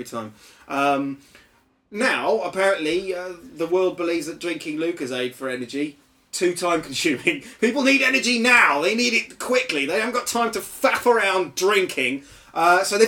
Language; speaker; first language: English; native; English